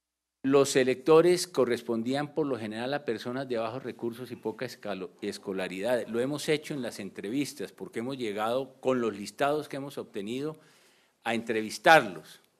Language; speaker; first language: Spanish; native; Spanish